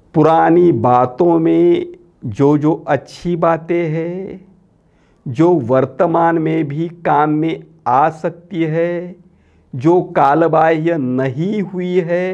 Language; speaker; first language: Hindi; non-native, local second language; Marathi